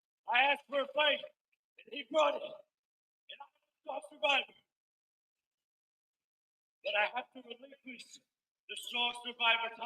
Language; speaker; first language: English; non-native, learner; Japanese